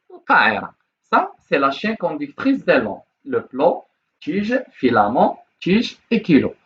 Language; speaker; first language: French; non-native, local second language; Arabic